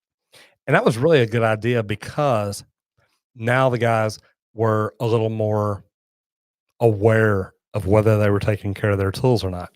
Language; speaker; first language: English; native; English